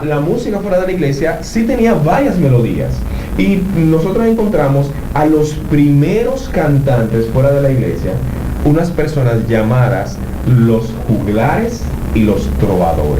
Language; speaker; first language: Spanish; native; Spanish